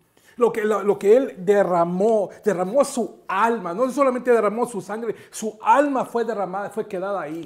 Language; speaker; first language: Spanish; native; Spanish